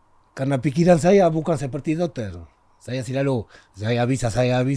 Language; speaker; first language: Indonesian; non-native, learner; Spanish